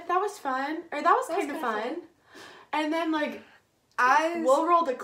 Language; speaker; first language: English; native; English